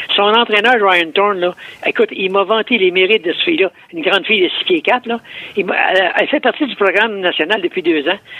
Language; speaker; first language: French; native; French